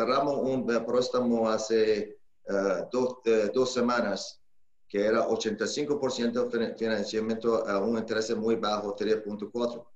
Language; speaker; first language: Spanish; non-native, learner; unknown